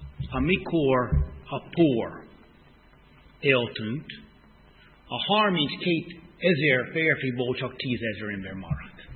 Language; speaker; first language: Hungarian; non-native, fluent; English